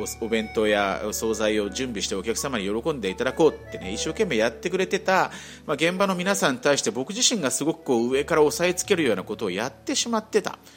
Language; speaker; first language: Japanese; native; Japanese